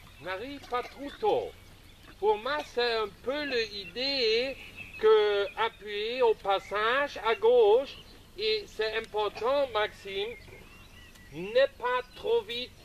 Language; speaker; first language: French; non-native, learner; German